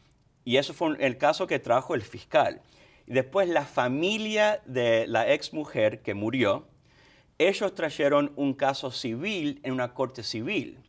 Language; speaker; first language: Spanish; early bilingual, other home language; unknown